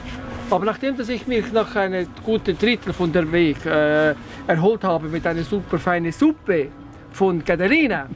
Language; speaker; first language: German; non-native, fluent; Italian